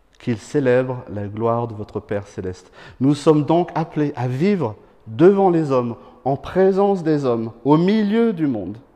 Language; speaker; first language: French; non-native, local second language; Malagasy